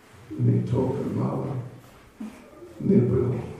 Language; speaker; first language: Russian; non-native, learner; English